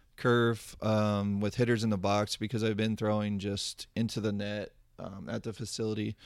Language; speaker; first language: English; native; English